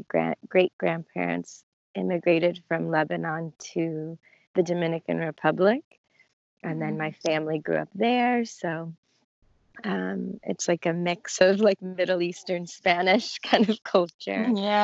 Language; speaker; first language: English; native; English